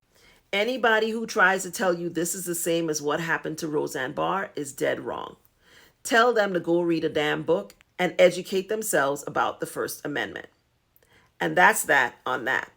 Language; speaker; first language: English; native; English